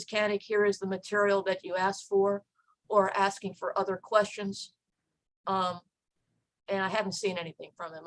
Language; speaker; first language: English; native; English